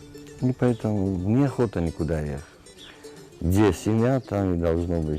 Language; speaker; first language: Russian; non-native, local second language; Georgian